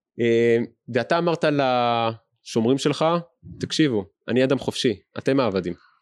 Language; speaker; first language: Hebrew; native; Hebrew